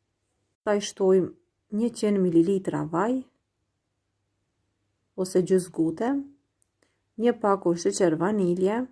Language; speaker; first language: Albanian; native; Albanian